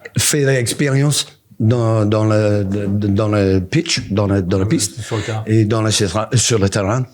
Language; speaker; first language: French; non-native, learner; English